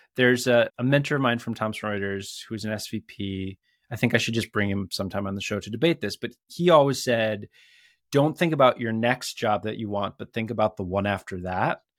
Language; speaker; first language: English; native; English